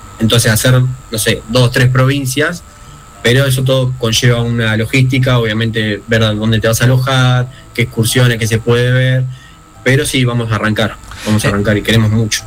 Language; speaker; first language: Spanish; native; Spanish